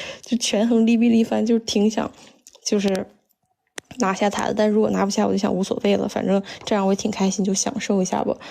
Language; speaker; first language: Chinese; native; Chinese